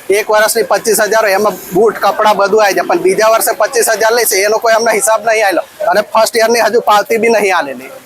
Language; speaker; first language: Gujarati; non-native, local second language; Rathawi